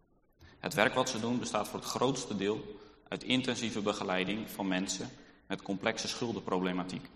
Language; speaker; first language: Dutch; native; Dutch